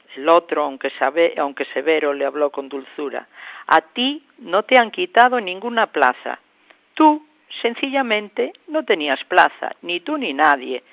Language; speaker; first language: Spanish; native; Spanish